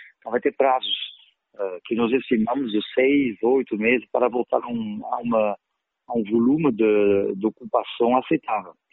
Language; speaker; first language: Portuguese; non-native, fluent; French